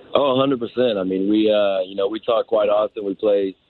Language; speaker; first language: English; native; English